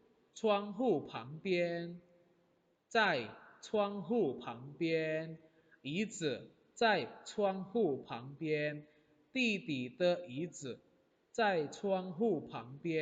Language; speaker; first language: Chinese; non-native, fluent; Indonesian